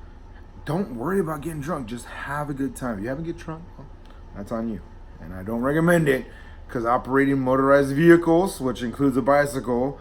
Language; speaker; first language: English; native; English